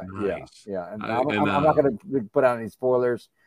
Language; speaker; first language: English; native; English